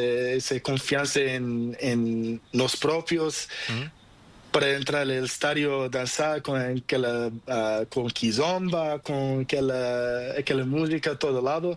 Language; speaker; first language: Spanish; non-native, learner; Portuguese